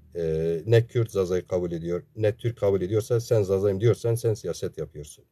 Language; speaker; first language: Turkish; non-native, local second language; Zaza